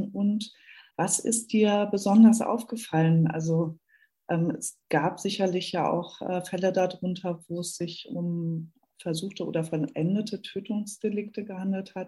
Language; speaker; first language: German; native; German